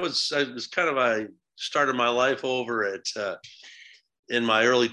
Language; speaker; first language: English; native; English